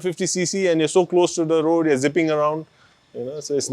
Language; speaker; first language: English; non-native, local second language; Nepali